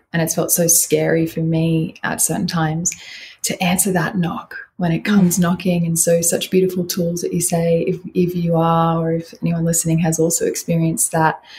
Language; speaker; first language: English; native; English